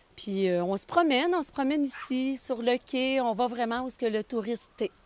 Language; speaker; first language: French; native; French